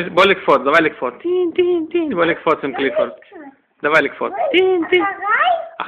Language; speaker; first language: Hebrew; non-native, fluent; Russian